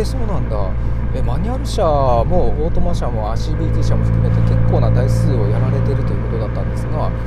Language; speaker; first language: Japanese; native; Japanese